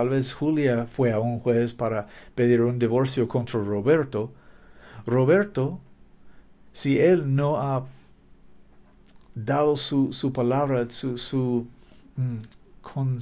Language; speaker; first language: Spanish; non-native, learner; English